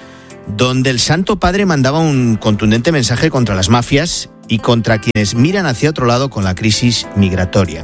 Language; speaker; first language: Spanish; native; Spanish